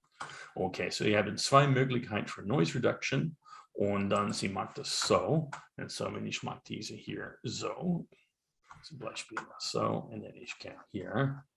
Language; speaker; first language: German; non-native, learner; English